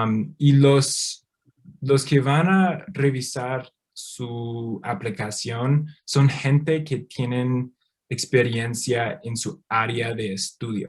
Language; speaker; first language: Spanish; non-native, fluent; English